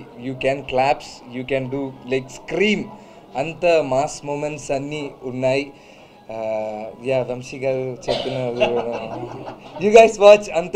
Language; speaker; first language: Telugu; non-native, learner; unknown